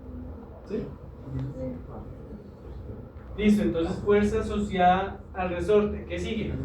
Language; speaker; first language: Spanish; native; Spanish